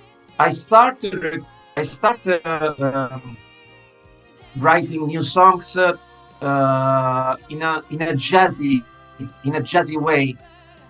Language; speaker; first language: English; non-native, fluent; Italian